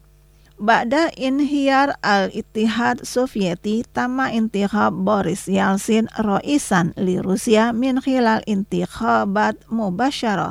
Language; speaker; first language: Arabic; non-native, fluent; Indonesian